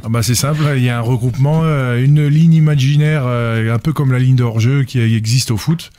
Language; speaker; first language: French; native; French